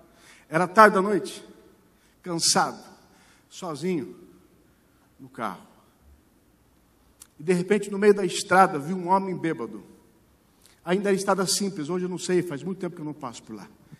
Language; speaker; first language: Portuguese; native; Portuguese